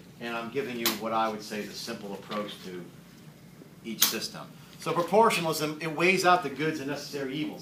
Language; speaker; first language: English; native; English